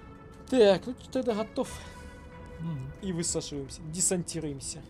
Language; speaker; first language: Russian; native; Russian